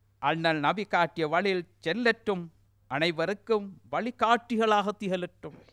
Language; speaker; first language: Tamil; non-native, local second language; Sinhala